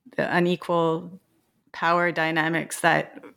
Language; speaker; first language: English; native; English